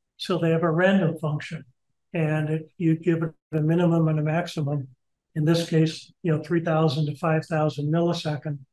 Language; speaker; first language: English; native; English